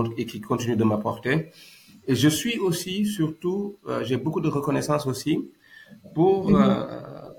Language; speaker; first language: French; non-native, local second language; Wolof